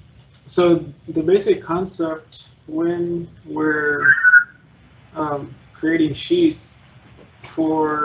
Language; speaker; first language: English; native; English